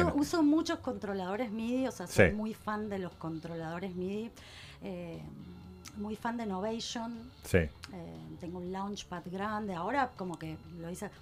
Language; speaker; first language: Spanish; native; Spanish